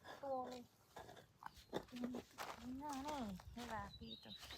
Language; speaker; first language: Finnish; non-native, learner; Filipino